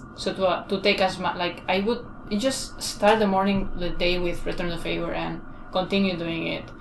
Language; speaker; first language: English; non-native, fluent; Spanish